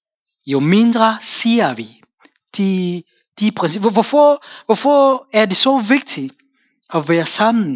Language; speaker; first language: Danish; non-native, fluent; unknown